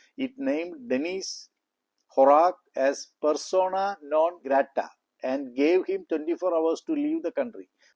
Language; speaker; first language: English; non-native, local second language; Malayalam